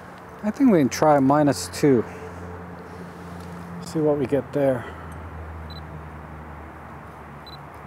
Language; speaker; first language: English; native; English